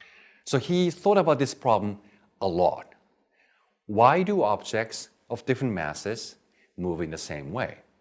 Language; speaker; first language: English; non-native, fluent; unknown